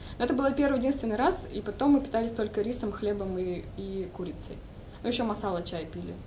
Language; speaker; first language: Russian; native; Russian